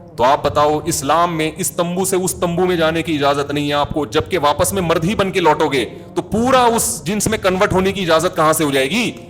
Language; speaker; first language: Urdu; native; Urdu